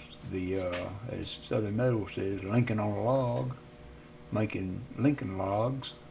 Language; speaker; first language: English; native; English